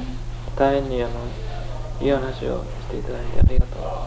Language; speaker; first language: Japanese; early bilingual, heritage; Japanese